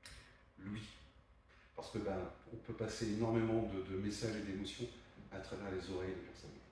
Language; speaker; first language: French; native; French